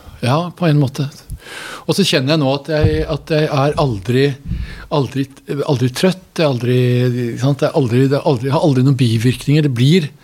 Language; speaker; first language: Swedish; native; Swedish